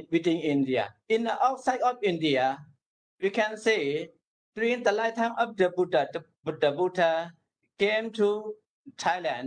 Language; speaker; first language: English; non-native, learner; Burmese